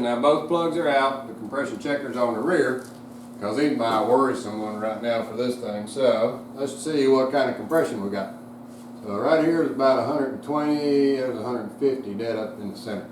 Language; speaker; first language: English; native; English